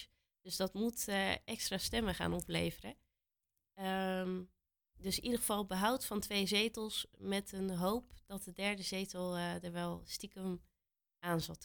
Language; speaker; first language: Dutch; native; Dutch